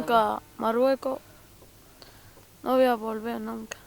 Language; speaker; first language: Spanish; non-native, learner; Arabic